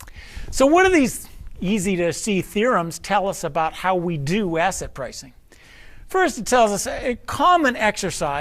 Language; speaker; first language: English; native; English